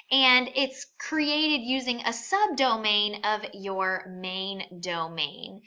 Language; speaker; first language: English; native; English